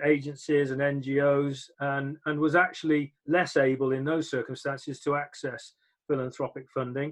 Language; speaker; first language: English; native; English